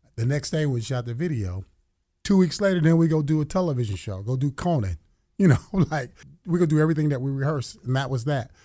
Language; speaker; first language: English; native; English